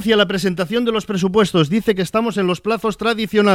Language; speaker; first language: Spanish; native; Spanish